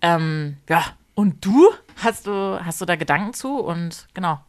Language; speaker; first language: German; native; German